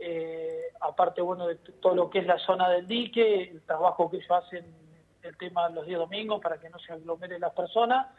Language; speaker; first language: Spanish; native; Spanish